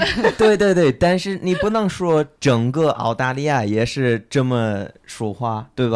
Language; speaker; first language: Chinese; non-native, fluent; English